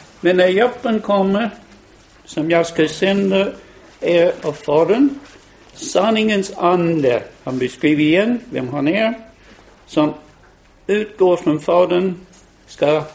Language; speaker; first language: Swedish; non-native, fluent; English